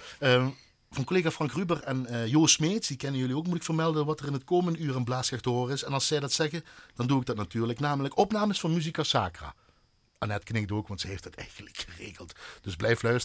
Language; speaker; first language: Dutch; native; Dutch